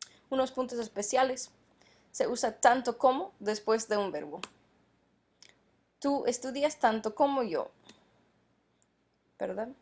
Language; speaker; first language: Spanish; non-native, fluent; English